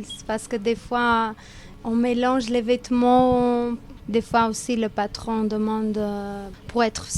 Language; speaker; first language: French; non-native, learner; Albanian